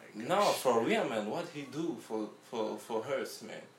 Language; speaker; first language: English; non-native, learner; French